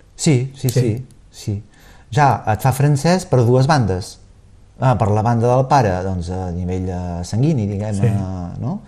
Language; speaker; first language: Catalan; native; Catalan